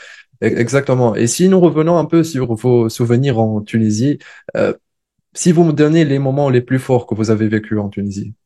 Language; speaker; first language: French; non-native, local second language; Arabic